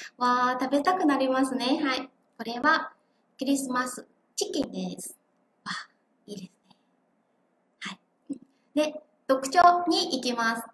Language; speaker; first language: Japanese; non-native, fluent; Vietnamese